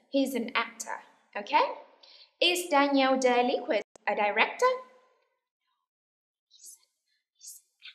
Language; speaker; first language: English; non-native, fluent; Vietnamese